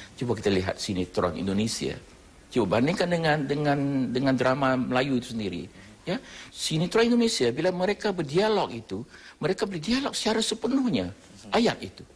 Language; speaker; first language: Malay; non-native, fluent; Thai